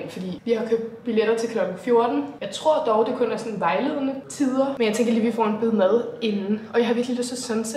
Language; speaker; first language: Danish; native; Danish